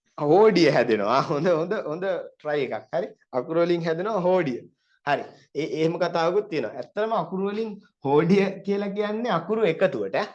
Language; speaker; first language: Sinhala; native; Sinhala